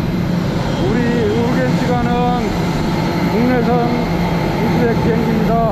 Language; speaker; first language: Korean; native; Korean